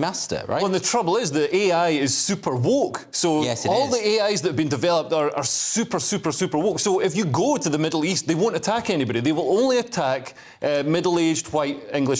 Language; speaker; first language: English; native; English